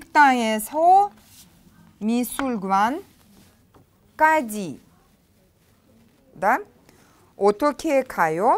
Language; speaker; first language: Korean; non-native, fluent; Russian